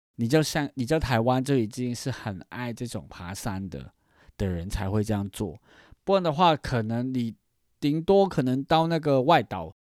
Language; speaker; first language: Chinese; non-native, fluent; Cantonese